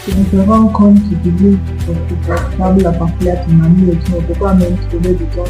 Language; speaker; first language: French; non-native, learner; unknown